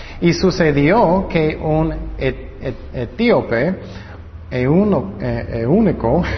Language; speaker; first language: Spanish; non-native, fluent; English